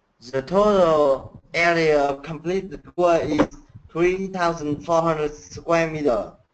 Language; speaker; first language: English; non-native, learner; Vietnamese